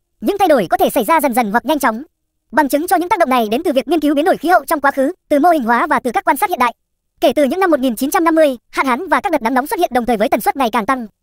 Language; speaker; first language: Vietnamese; native; Vietnamese